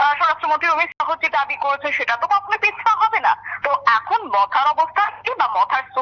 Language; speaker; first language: Bangla; native; Bangla